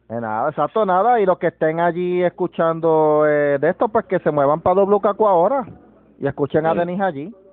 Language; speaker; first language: Spanish; native; Spanish